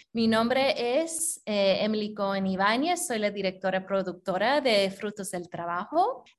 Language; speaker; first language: Spanish; early bilingual, other home language; English